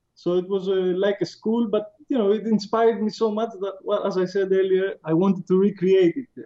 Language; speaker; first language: English; non-native, fluent; Greek